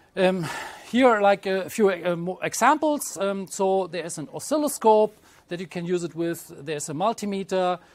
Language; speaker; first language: English; non-native, fluent; German